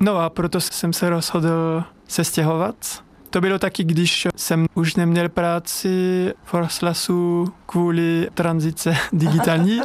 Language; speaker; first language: Czech; non-native, learner; French